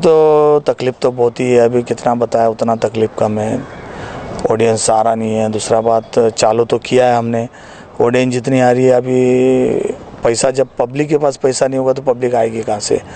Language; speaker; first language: Hindi; native; Hindi